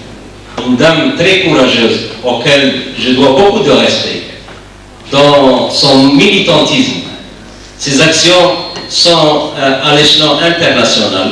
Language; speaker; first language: French; non-native, local second language; Arabic